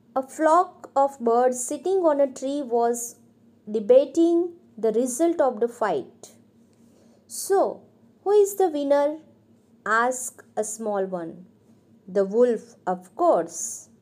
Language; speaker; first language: English; non-native, local second language; Gujarati